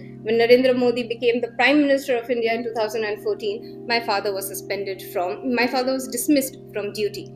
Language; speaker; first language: English; non-native, local second language; Gujarati